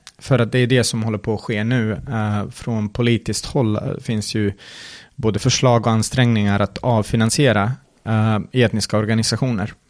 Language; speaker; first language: Swedish; early bilingual, other home language; Serbian